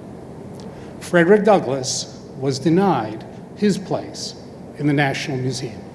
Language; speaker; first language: English; native; English